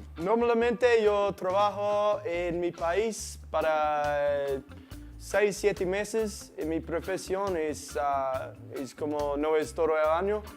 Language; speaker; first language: Spanish; non-native, learner; English